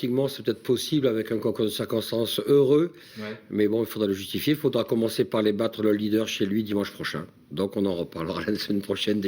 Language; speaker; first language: French; native; French